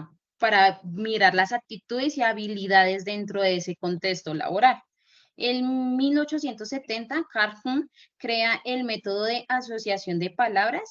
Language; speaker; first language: Spanish; native; Spanish